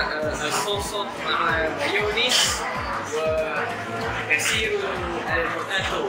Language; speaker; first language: Arabic; non-native, learner; Malay